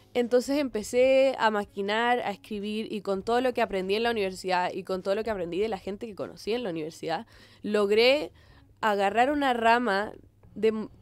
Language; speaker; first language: Spanish; native; Spanish